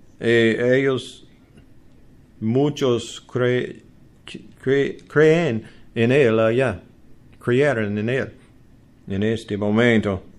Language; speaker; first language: Spanish; non-native, learner; English